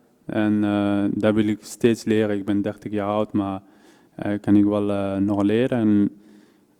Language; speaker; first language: Dutch; non-native, local second language; French